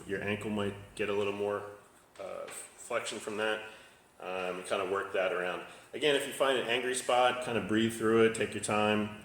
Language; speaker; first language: English; native; English